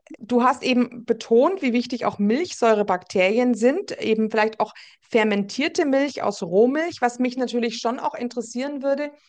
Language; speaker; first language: German; native; German